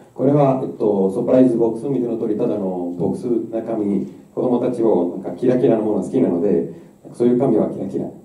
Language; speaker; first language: Japanese; non-native, fluent; Spanish